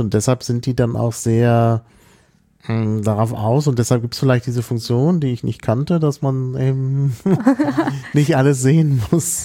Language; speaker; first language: German; native; German